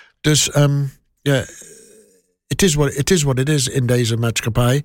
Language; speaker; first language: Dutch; non-native, learner; English